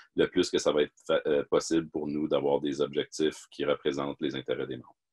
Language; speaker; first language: French; native; French